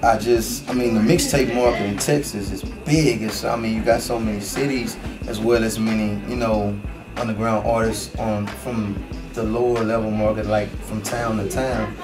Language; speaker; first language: English; native; English